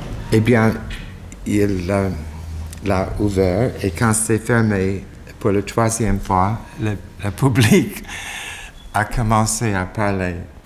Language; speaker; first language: French; non-native, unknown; English